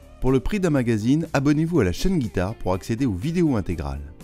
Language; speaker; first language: French; native; French